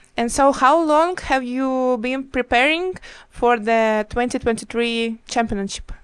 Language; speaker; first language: English; non-native, learner; Ukrainian